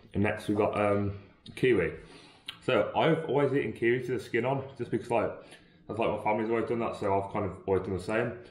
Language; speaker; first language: English; native; English